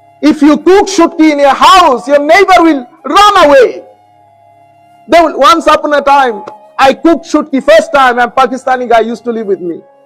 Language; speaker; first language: English; non-native, local second language; Bangla